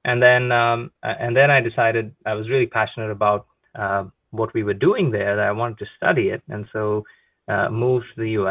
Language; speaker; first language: English; non-native, local second language; Konkani